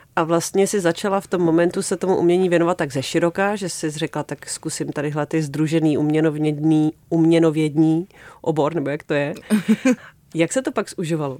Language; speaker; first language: Czech; native; Czech